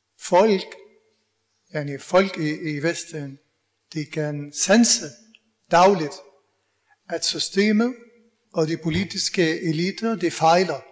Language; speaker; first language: Danish; non-native, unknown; Arabic